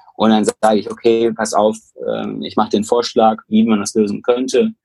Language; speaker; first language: German; native; German